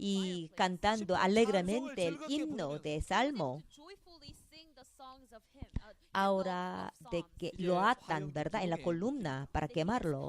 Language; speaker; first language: Spanish; non-native, fluent; Korean